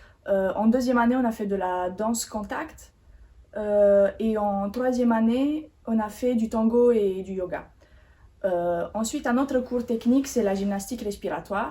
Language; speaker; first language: French; native; French